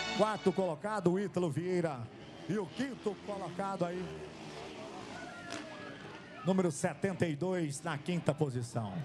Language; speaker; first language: Portuguese; native; Portuguese